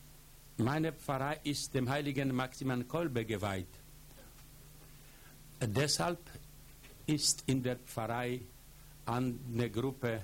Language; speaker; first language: German; non-native, fluent; Polish